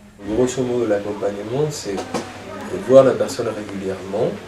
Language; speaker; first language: French; native; French